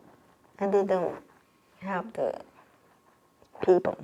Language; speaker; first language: English; non-native, learner; Vietnamese